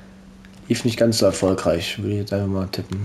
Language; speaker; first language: German; native; German